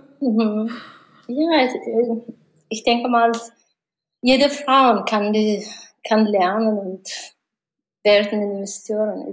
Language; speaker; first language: German; non-native, learner; Mongolian